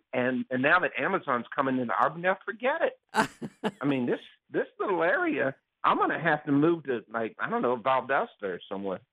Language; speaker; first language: English; native; English